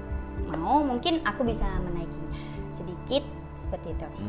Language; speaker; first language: Indonesian; native; Indonesian